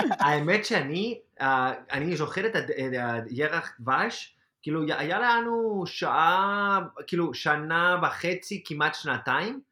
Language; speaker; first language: Hebrew; non-native, fluent; Spanish